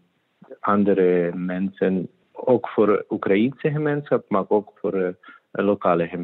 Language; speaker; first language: Dutch; non-native, fluent; Ukrainian